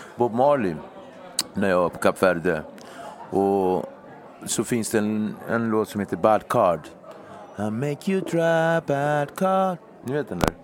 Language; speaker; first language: Swedish; native; Swedish